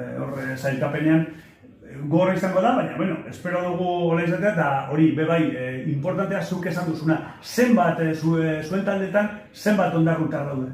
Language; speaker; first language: Basque; non-native, local second language; Spanish